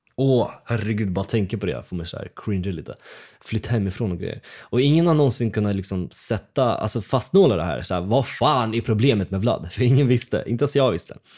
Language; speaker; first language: Swedish; early bilingual, other home language; Russian